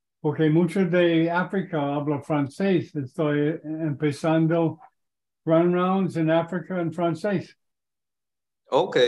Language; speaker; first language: Spanish; non-native, learner; English